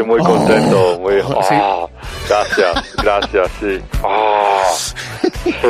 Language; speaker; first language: Spanish; non-native, learner; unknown